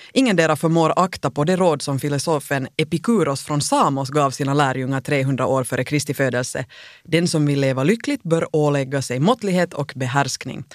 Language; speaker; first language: Swedish; native; Swedish